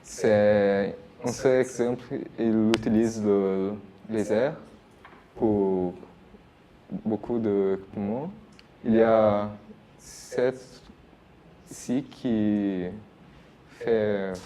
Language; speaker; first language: French; non-native, learner; Portuguese